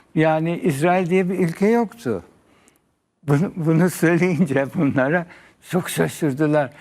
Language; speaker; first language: Turkish; early bilingual, heritage; Arabic